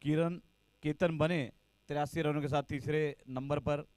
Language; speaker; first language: Hindi; non-native, local second language; Marathi